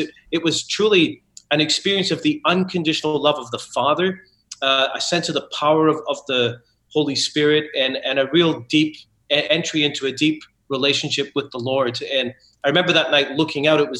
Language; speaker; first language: English; native; English